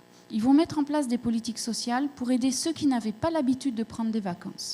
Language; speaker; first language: French; native; French